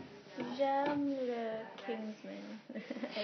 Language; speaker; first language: French; non-native, learner; English